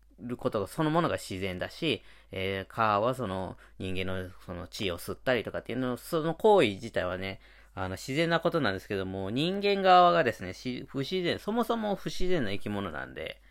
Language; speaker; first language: Japanese; native; Japanese